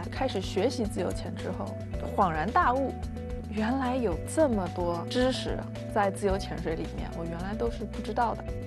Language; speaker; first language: Chinese; native; Chinese